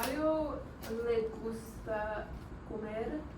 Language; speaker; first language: Spanish; non-native, learner; English